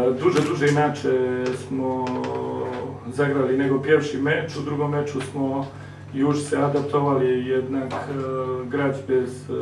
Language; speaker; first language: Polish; non-native, learner; Serbian